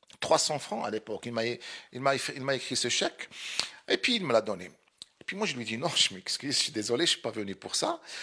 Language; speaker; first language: French; non-native, local second language; Arabic